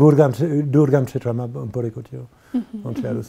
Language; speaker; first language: Nepali; non-native, learner; French